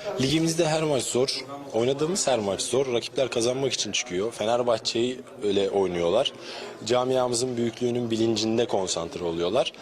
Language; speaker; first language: Turkish; native; Turkish